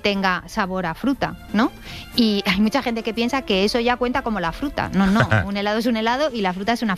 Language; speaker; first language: Spanish; native; Spanish